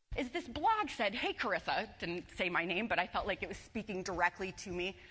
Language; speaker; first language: English; native; English